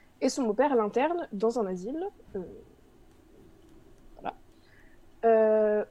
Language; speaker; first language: French; native; French